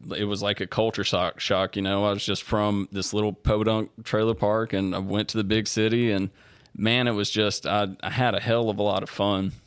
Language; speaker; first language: English; native; English